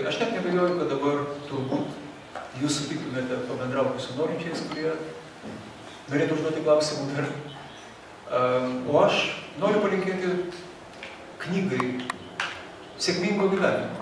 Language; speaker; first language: Lithuanian; native; Lithuanian